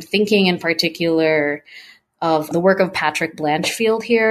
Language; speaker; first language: English; non-native, local second language; Filipino